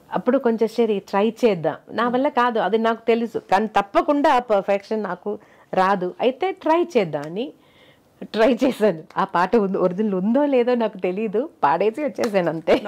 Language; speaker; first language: Telugu; non-native, fluent; Malayalam